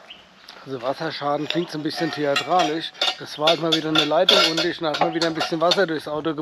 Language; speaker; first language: German; native; German